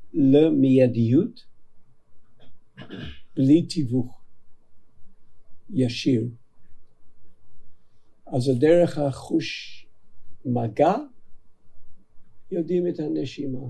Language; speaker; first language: Hebrew; non-native, fluent; English